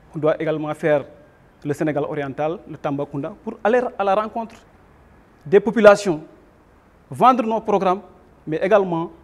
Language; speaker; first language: French; non-native, local second language; Wolof